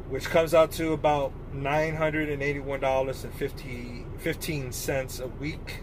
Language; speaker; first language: English; native; English